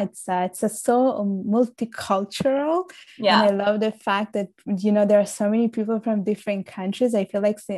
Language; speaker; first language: English; early bilingual, other home language; Italian